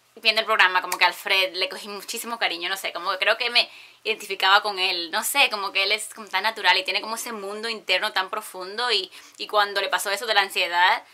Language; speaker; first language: Spanish; early bilingual, heritage; Spanish